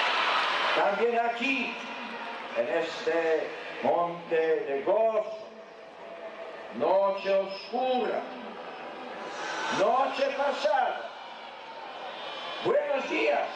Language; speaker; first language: Spanish; non-native, fluent; Polish